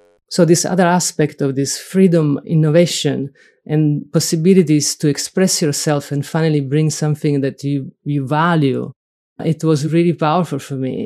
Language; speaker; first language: English; non-native, fluent; Italian